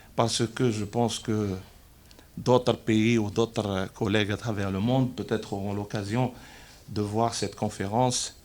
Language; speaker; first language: French; non-native, local second language; Arabic